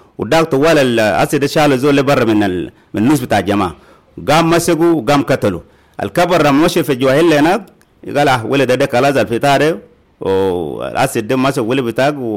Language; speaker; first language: Arabic; non-native, local second language; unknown